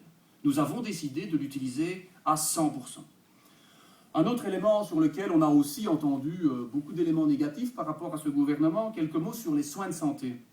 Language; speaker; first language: French; native; French